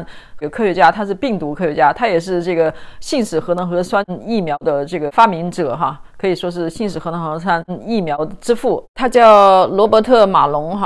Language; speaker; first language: Chinese; native; Chinese